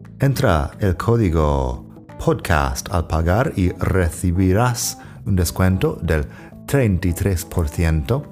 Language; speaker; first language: Spanish; non-native, fluent; English